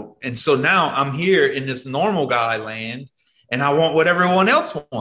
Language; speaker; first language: English; native; English